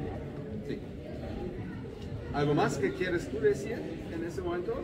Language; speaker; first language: Spanish; non-native, fluent; German